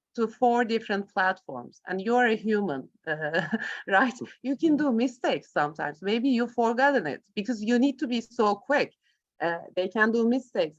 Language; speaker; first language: English; non-native, fluent; Turkish